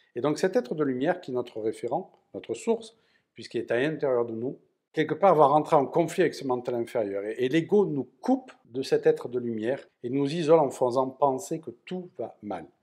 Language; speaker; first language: French; native; French